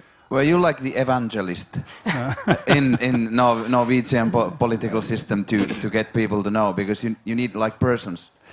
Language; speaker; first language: English; non-native, fluent; Finnish